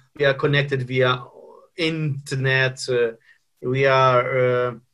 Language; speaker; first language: English; non-native, fluent; Ukrainian